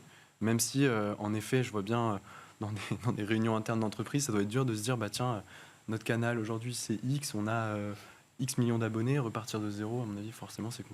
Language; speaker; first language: French; native; French